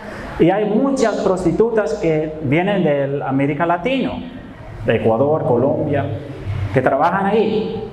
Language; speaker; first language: Spanish; non-native, fluent; Dutch